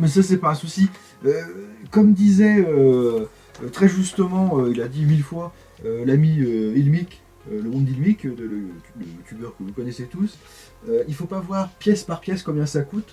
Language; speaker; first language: French; native; French